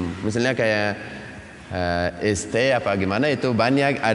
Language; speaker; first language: Indonesian; non-native, learner; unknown